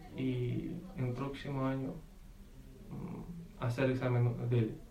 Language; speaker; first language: Spanish; non-native, learner; Ukrainian